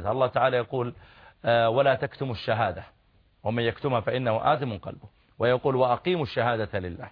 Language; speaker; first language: Arabic; native; Arabic